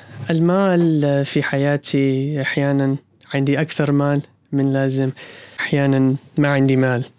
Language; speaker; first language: Arabic; non-native, learner; English